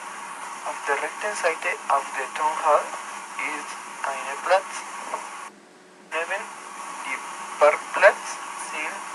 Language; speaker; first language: German; non-native, learner; Spanish